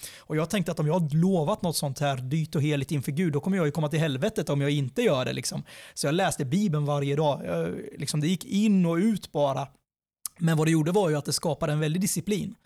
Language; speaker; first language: Swedish; early bilingual, other home language; Persian